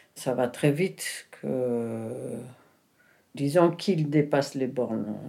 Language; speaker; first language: French; non-native, fluent; German